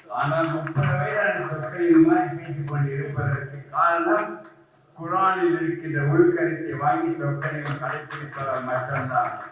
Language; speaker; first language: Tamil; native; Tamil